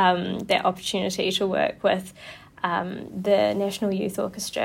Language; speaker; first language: English; native; English